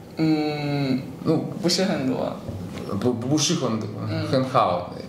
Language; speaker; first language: Chinese; non-native, learner; Russian